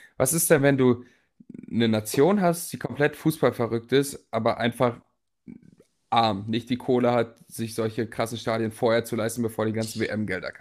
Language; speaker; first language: German; native; German